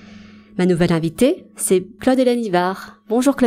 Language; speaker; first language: French; native; French